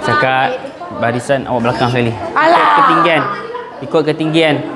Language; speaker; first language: Malay; native; Malay